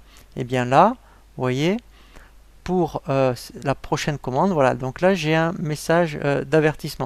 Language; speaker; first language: French; native; French